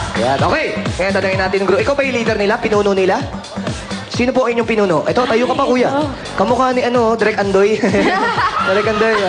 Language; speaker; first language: Filipino; native; Filipino